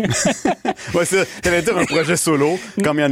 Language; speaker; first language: French; native; French